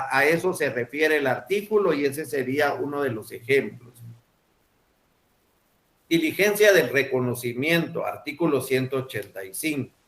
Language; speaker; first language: Spanish; native; Spanish